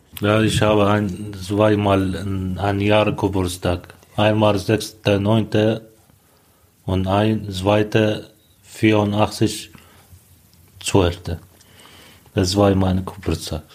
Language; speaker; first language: German; non-native, learner; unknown